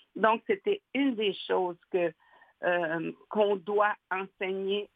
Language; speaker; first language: French; native; French